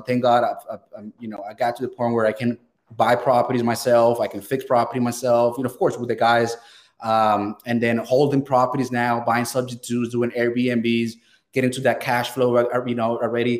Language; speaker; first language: English; non-native, fluent; Spanish